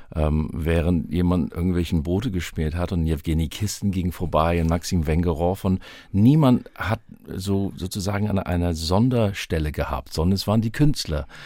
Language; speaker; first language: German; non-native, fluent; English